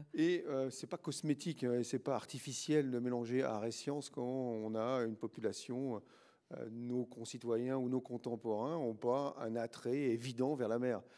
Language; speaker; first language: French; native; French